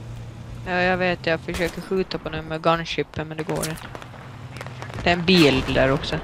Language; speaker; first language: Swedish; native; Swedish